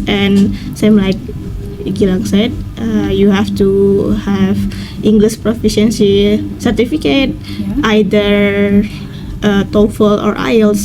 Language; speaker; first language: English; non-native, learner; Indonesian